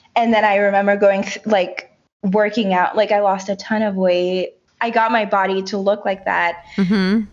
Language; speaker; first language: English; early bilingual, other home language; Haitian Creole